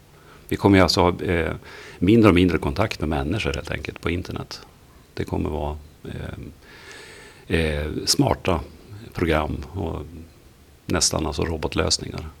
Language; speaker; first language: Swedish; native; Swedish